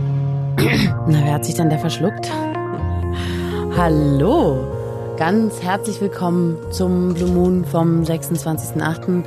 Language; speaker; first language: German; native; German